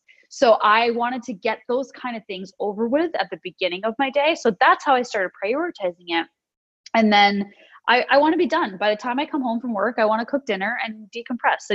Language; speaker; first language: English; native; English